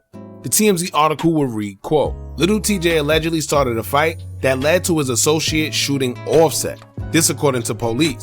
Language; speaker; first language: English; native; English